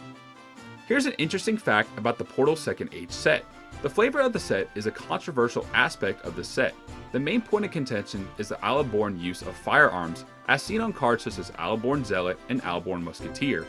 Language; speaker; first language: English; native; English